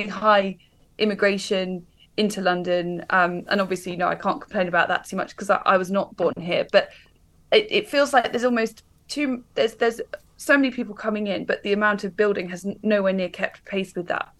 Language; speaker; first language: English; native; English